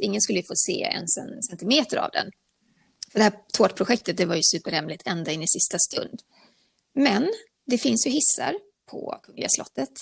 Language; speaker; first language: Swedish; native; Swedish